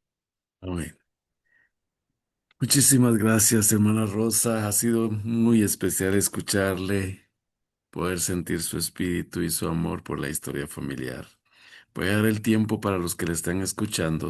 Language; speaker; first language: Spanish; native; Spanish